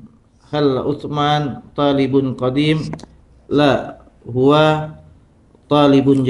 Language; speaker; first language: Arabic; non-native, learner; Indonesian